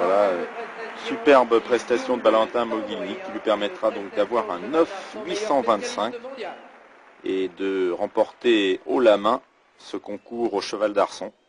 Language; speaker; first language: French; native; French